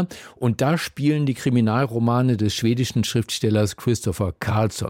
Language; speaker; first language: German; native; German